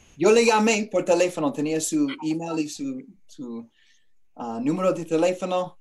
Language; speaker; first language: Spanish; non-native, learner; English